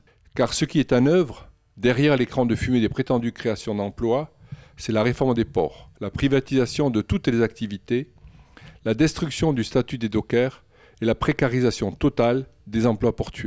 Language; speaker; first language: French; native; French